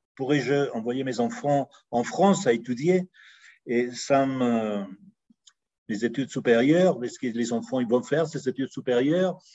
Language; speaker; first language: French; non-native, fluent; Spanish